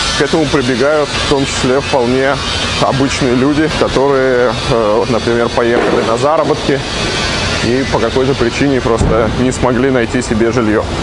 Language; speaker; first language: Russian; native; Russian